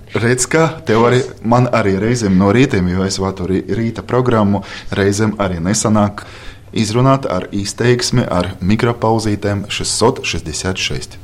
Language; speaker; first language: Latvian; non-native, local second language; Russian